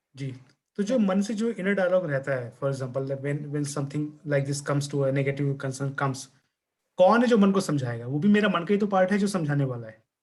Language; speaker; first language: Hindi; native; Hindi